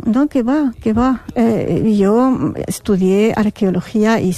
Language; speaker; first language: Spanish; non-native, fluent; Arabic